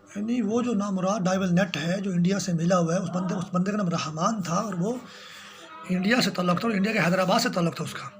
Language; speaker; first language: Urdu; non-native, local second language; Punjabi